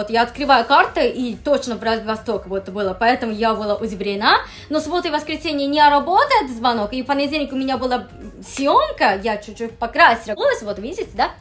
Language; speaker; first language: Russian; non-native, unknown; Japanese